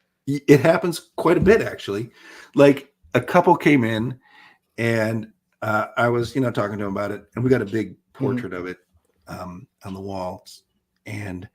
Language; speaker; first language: English; native; English